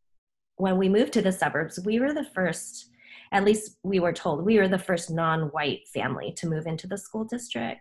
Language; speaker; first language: English; early bilingual, other home language; Korean